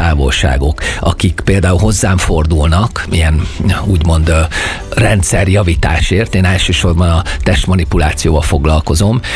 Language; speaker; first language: Hungarian; native; Hungarian